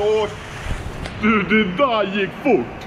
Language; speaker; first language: Swedish; native; Swedish